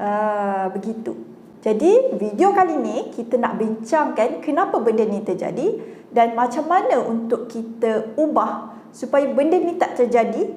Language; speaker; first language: Malay; native; Malay